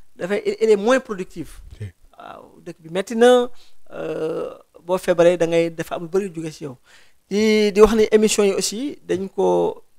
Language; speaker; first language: Wolof; non-native, local second language; Jola-Fonyi